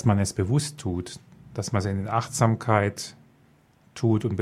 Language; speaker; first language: German; native; German